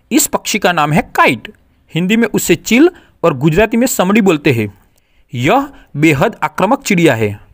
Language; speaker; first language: Hindi; non-native, local second language; Gujarati